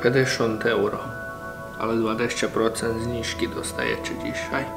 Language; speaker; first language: Polish; non-native, fluent; Croatian